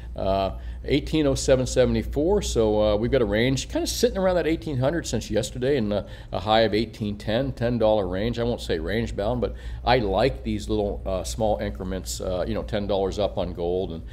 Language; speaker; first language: English; native; English